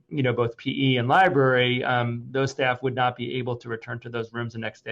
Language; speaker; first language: English; native; English